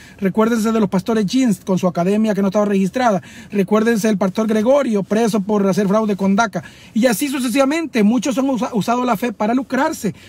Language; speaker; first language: Spanish; native; Spanish